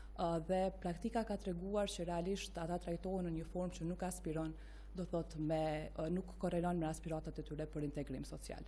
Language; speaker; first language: Albanian; native; Albanian